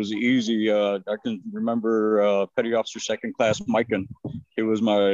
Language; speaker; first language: English; native; English